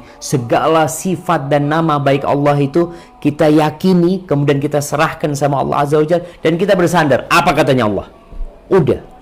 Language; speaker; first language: Indonesian; native; Indonesian